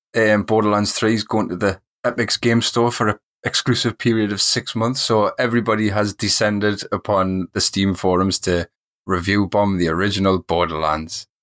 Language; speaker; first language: English; native; English